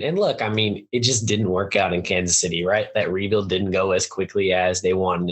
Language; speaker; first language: English; native; English